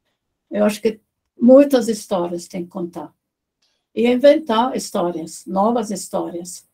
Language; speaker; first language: Portuguese; non-native, fluent; German